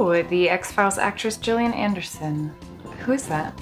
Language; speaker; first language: English; native; English